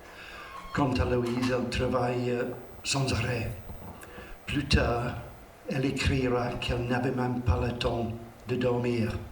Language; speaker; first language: French; non-native, learner; English